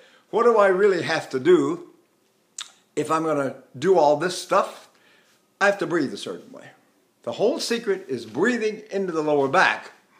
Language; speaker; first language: English; native; English